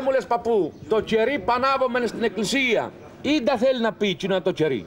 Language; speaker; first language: Greek; native; Greek